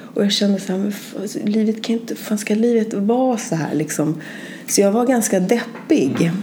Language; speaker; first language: Swedish; early bilingual, other home language; Spanish